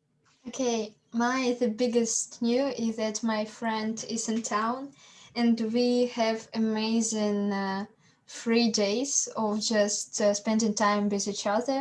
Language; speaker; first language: English; non-native, learner; Russian